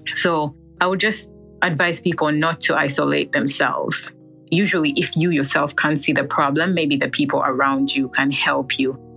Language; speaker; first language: English; non-native, local second language; Ganda